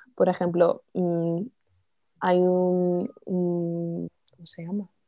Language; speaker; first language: Spanish; non-native, fluent; English